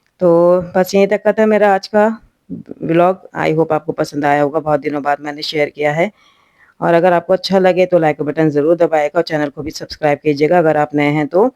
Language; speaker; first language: Hindi; native; Hindi